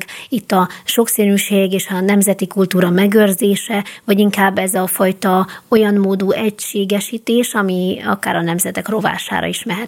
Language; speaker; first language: Hungarian; native; Hungarian